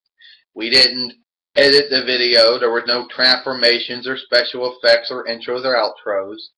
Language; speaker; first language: English; native; English